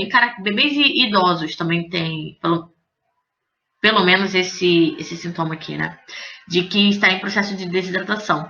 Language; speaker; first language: Portuguese; native; Portuguese